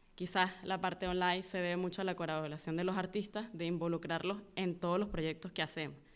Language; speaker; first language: Spanish; native; Spanish